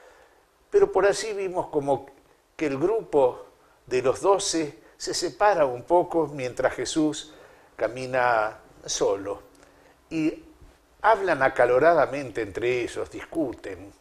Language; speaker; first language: Spanish; native; Spanish